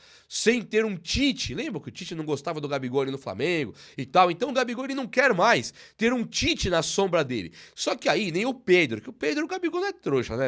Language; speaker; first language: Portuguese; native; Portuguese